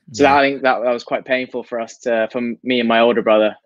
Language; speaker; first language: English; native; English